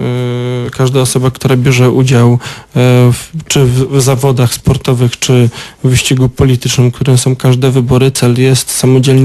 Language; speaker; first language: Polish; native; Polish